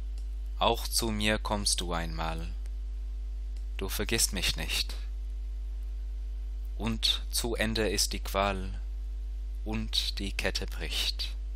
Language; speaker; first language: German; non-native, fluent; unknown